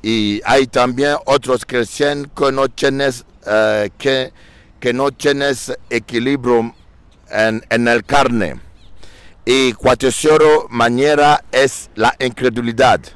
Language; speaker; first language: Spanish; non-native, learner; French